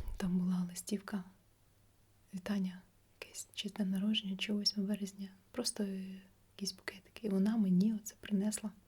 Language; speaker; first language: Ukrainian; non-native, local second language; Russian